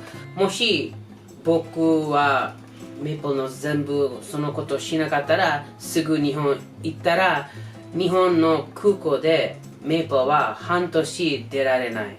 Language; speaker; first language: Japanese; non-native, learner; English